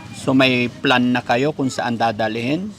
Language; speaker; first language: Filipino; native; Filipino